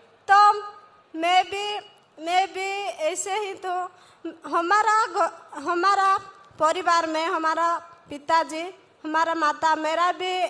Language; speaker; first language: Hindi; non-native, local second language; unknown